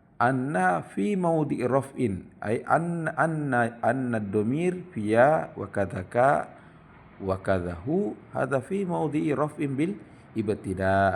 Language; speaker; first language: Arabic; non-native, fluent; Indonesian